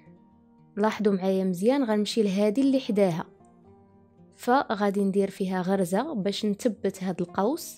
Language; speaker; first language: Arabic; native; Arabic